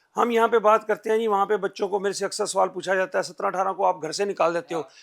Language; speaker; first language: Hindi; non-native, local second language; Punjabi